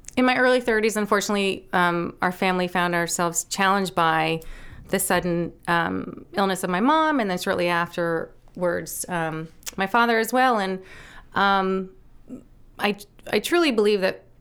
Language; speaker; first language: English; native; English